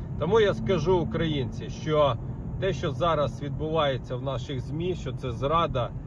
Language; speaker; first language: Ukrainian; native; Ukrainian